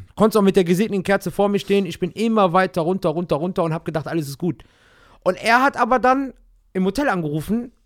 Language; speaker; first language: German; native; German